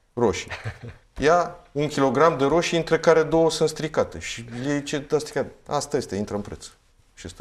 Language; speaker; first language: Romanian; native; Romanian